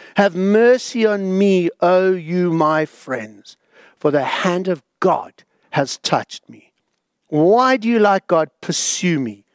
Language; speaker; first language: English; native; English